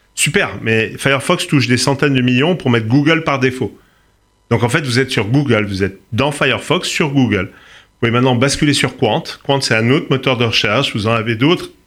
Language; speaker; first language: French; native; French